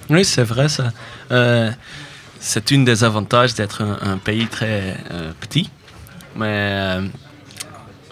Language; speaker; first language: French; non-native, local second language; Dutch